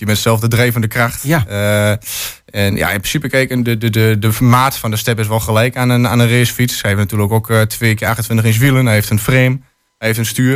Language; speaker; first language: Dutch; native; Dutch